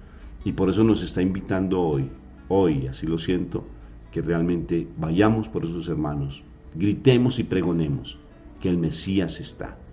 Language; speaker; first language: Spanish; native; Spanish